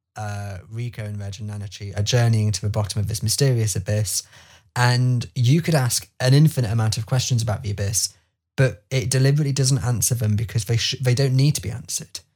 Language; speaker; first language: English; native; English